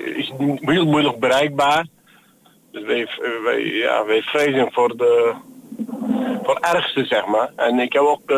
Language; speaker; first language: Dutch; non-native, fluent; Turkish